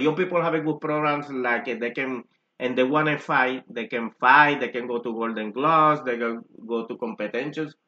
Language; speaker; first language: English; non-native, learner; Spanish